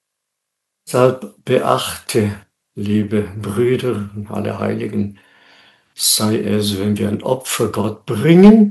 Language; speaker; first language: German; non-native, fluent; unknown